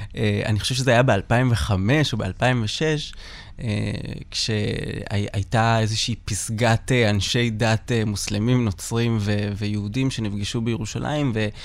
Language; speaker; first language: Hebrew; non-native, local second language; Arabic